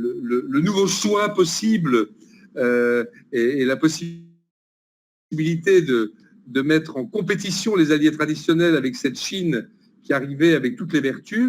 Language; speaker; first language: French; native; French